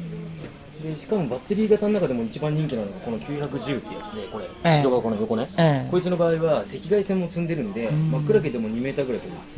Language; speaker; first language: Japanese; native; Japanese